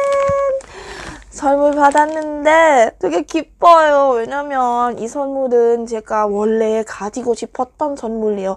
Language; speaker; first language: Korean; non-native, fluent; Thai